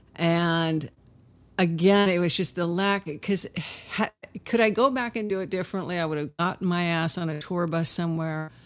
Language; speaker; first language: English; native; English